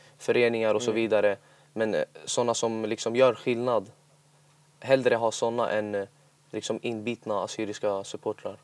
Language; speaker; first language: Swedish; early bilingual, other home language; Assyrian Neo-Aramaic